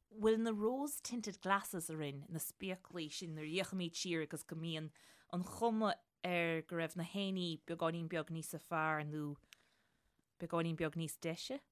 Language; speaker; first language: Irish; native; Irish